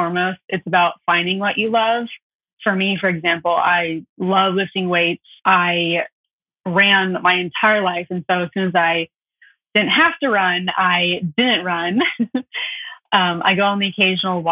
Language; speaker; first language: English; native; English